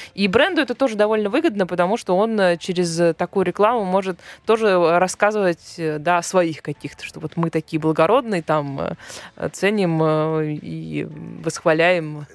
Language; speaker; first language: Russian; native; Russian